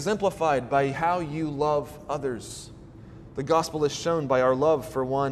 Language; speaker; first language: English; native; English